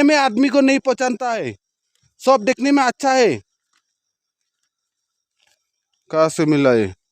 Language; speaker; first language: Hindi; non-native, local second language; Khasi